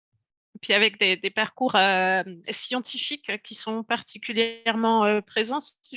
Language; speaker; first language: French; native; French